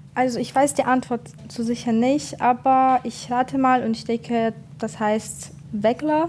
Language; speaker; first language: German; non-native, fluent; Ukrainian